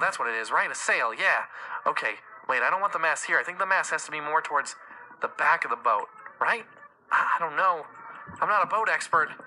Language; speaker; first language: English; native; English